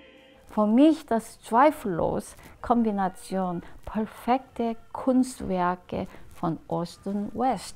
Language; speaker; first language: German; non-native, fluent; Korean